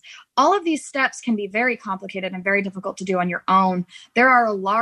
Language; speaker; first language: English; native; English